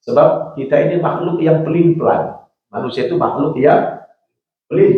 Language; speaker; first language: Indonesian; native; Indonesian